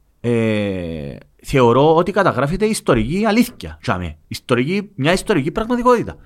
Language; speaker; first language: Greek; native; Greek